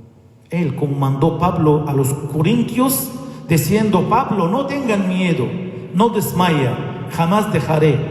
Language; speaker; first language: Spanish; non-native, fluent; Arabic